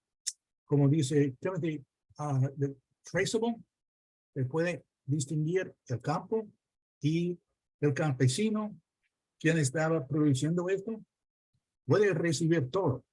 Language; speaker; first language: Spanish; non-native, fluent; English